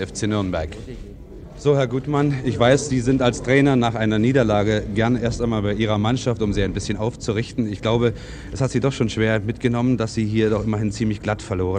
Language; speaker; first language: German; native; German